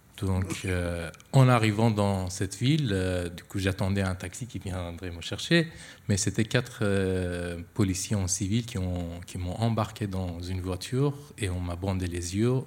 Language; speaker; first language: French; non-native, fluent; Persian